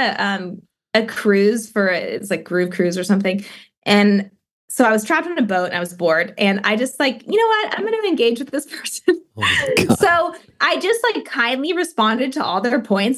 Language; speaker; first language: English; native; English